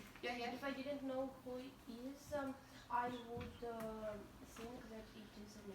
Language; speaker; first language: English; non-native, learner; Ukrainian